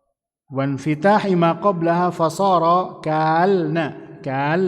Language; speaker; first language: Arabic; non-native, fluent; Indonesian